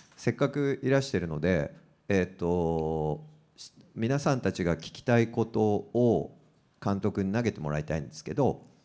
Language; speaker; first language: Japanese; native; Japanese